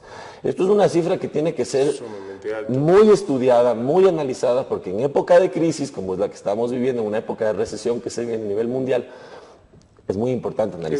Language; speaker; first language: Spanish; native; Spanish